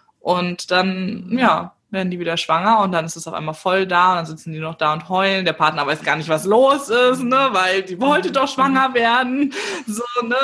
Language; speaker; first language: German; native; German